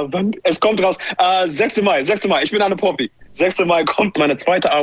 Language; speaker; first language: German; non-native, learner; English